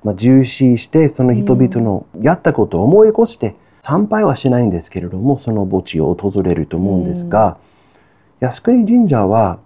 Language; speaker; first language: Japanese; non-native, fluent; English